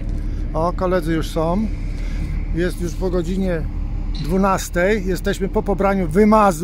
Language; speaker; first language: Polish; native; Polish